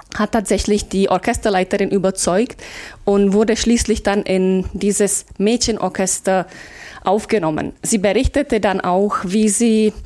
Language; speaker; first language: German; non-native, fluent; Czech